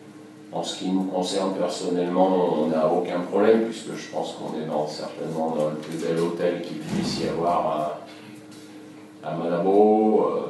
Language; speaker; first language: French; native; French